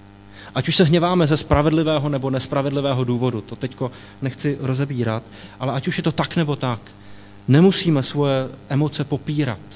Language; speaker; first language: Czech; native; Czech